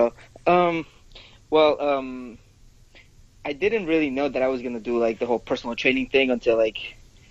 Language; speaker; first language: English; non-native, fluent; Spanish